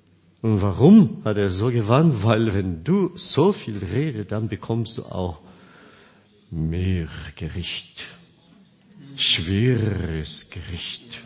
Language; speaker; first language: German; non-native, fluent; Korean